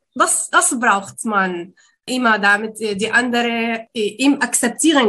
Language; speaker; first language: German; non-native, learner; Arabic